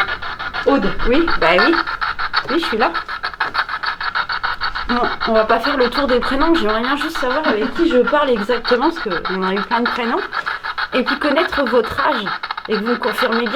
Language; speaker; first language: French; native; French